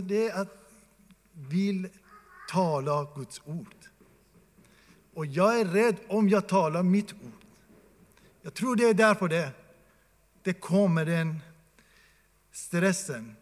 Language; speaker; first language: Swedish; non-native, fluent; Persian